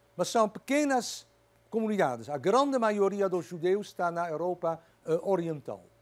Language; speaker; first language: Portuguese; non-native, fluent; Dutch